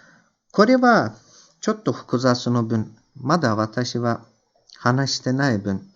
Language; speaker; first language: Japanese; non-native, fluent; Turkish